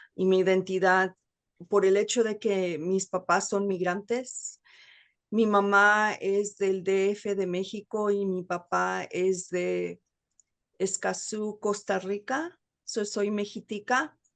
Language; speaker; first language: Spanish; early bilingual, heritage; Spanish